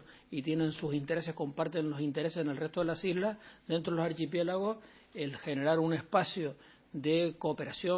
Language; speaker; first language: Spanish; native; Spanish